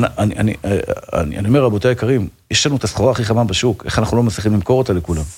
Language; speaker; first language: Hebrew; native; Hebrew